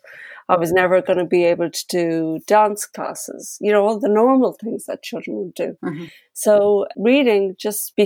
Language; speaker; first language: English; native; English